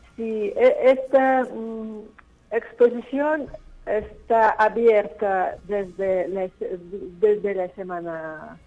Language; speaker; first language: Spanish; non-native, fluent; Russian